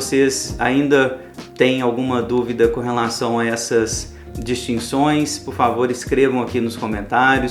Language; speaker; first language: Portuguese; native; Portuguese